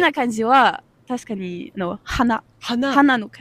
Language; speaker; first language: Japanese; non-native, learner; French